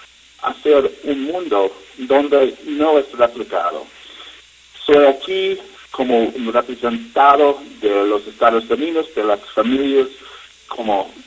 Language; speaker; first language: Spanish; non-native, learner; English